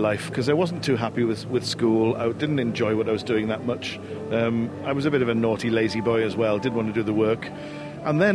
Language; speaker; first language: English; native; English